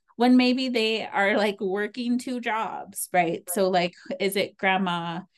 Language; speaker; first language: English; native; English